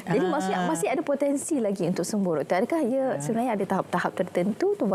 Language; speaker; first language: Malay; native; Malay